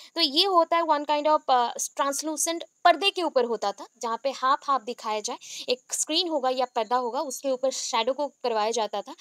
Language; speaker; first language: Hindi; non-native, local second language; Bangla